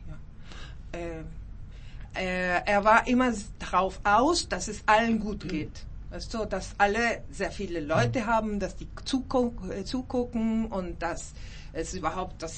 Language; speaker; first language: German; early bilingual, heritage; German